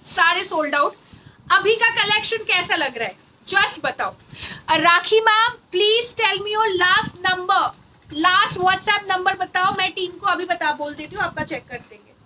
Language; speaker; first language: Hindi; non-native, local second language; Bangla